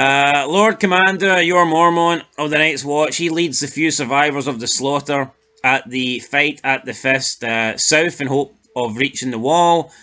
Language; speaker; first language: English; native; English